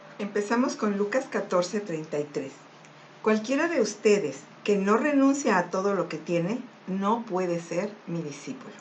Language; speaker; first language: Spanish; native; Spanish